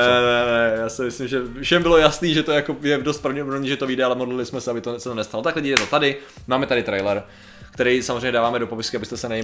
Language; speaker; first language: Czech; native; Czech